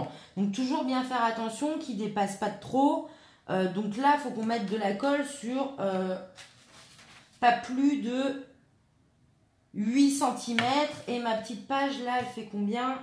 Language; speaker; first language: French; native; French